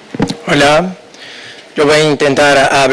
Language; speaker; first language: Spanish; non-native, learner; Portuguese